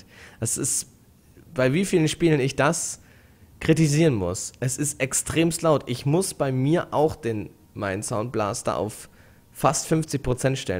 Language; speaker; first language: German; native; German